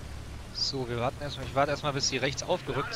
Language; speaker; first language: German; native; German